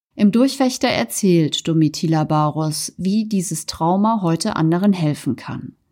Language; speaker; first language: German; native; German